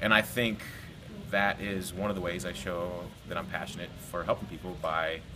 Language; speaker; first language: English; native; English